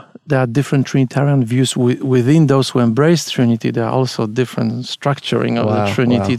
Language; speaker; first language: English; non-native, fluent; Polish